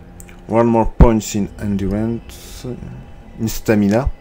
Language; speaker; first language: English; non-native, learner; French